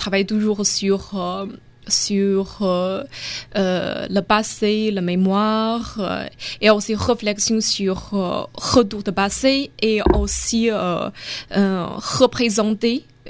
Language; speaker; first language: French; non-native, fluent; Chinese